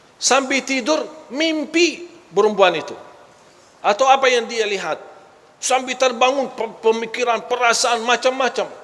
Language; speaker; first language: Malay; non-native, fluent; Arabic